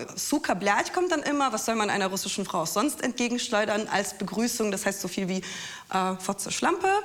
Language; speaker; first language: German; non-native, fluent; Russian